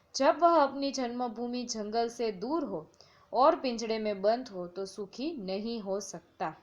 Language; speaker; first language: Hindi; non-native, local second language; Gujarati